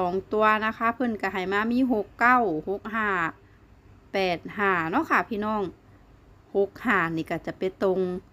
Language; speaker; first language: Thai; non-native, local second language; Northeastern Thai